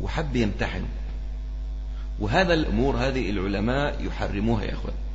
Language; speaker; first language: Arabic; native; Arabic